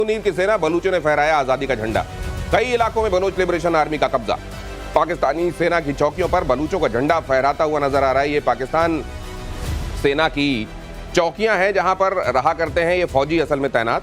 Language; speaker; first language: Hindi; native; Hindi